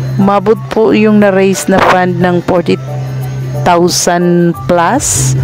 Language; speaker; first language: Filipino; non-native, local second language; Cebuano